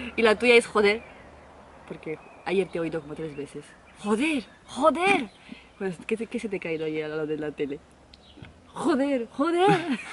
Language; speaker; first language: Spanish; non-native, fluent; Romanian